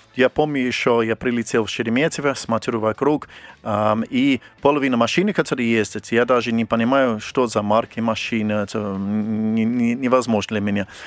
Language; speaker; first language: Russian; non-native, fluent; English